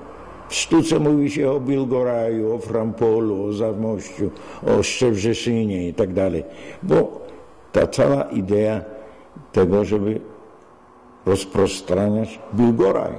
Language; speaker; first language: Polish; non-native, local second language; Yiddish